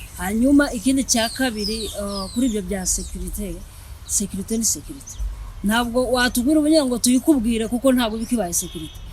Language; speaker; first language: Kinyarwanda; native; Kinyarwanda